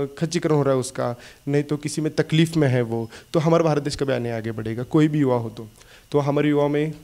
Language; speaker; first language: Hindi; non-native, local second language; Marathi